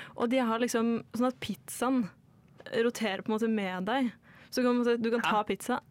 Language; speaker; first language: Norwegian; native; Norwegian